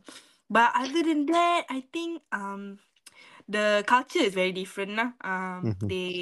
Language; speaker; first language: English; non-native, local second language; Malay